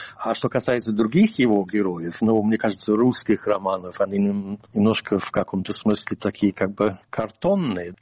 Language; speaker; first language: Russian; non-native, fluent; English